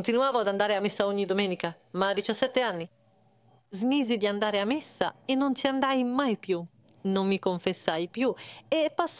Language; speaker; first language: Italian; non-native, fluent; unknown